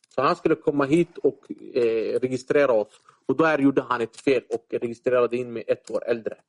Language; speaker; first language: Swedish; early bilingual, other home language; Arabic